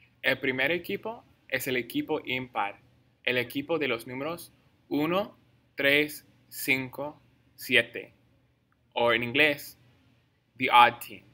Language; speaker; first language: Spanish; non-native, fluent; English